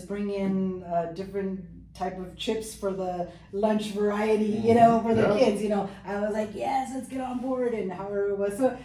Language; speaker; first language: English; early bilingual, other home language; Spanish